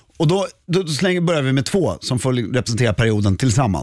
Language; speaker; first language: Swedish; native; Swedish